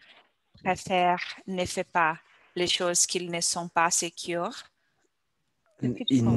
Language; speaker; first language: French; non-native, learner; Portuguese